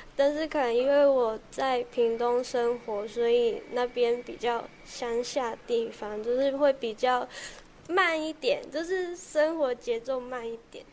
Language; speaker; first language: Chinese; non-native, local second language; Cantonese